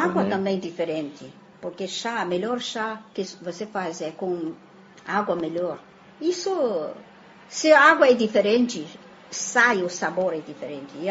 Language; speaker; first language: Portuguese; non-native, fluent; Chinese